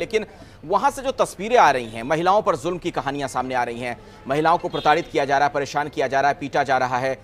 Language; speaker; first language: Hindi; native; Hindi